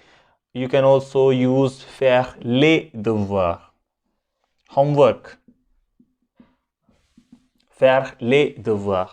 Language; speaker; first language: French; non-native, fluent; Hindi